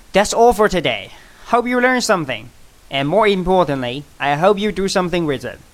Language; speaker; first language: English; non-native, fluent; Chinese